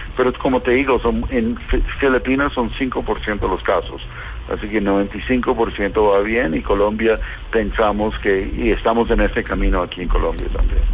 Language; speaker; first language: Spanish; non-native, fluent; English